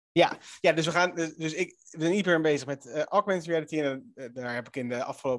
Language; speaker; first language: Dutch; native; Dutch